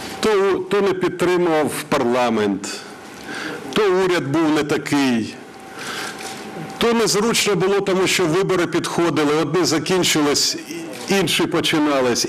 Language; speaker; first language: Ukrainian; non-native, local second language; Russian